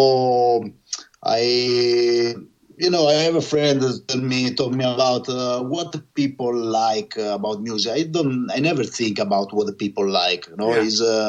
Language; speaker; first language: English; non-native, learner; Italian